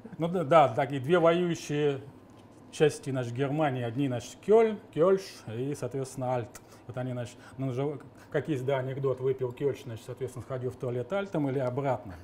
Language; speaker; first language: Russian; native; Russian